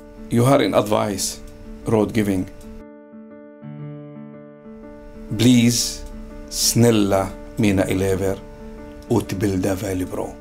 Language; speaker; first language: Swedish; non-native, learner; Arabic